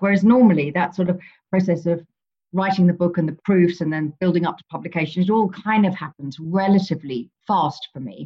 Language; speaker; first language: English; native; English